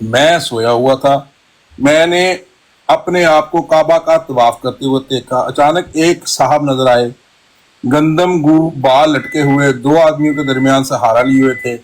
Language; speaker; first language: Urdu; non-native, local second language; Punjabi